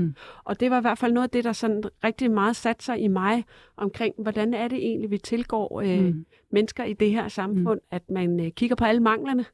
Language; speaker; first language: Danish; native; Danish